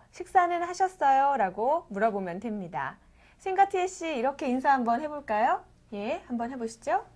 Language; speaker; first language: Korean; native; Korean